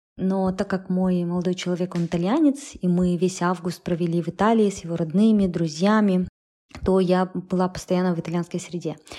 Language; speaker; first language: Russian; native; Russian